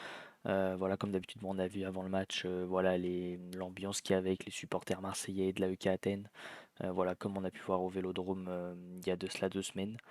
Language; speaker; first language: French; native; French